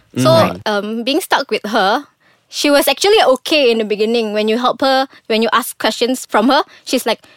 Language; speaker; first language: English; non-native, local second language; Malay